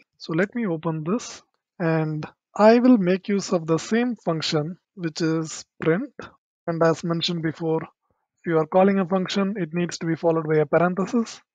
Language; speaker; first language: English; non-native, local second language; Tamil